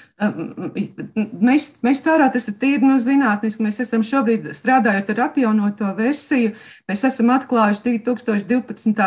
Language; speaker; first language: Latvian; native; Latvian